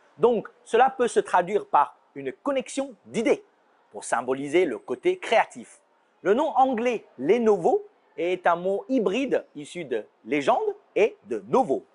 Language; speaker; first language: French; non-native, fluent; Chinese